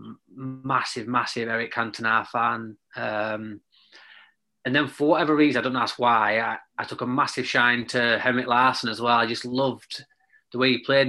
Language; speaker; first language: English; native; English